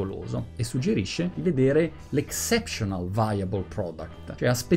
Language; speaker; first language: Italian; native; Italian